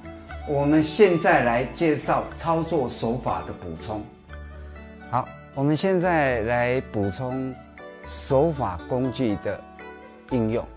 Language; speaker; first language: Chinese; native; Chinese